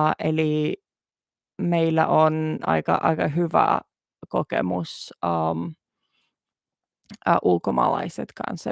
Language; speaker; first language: Finnish; non-native, learner; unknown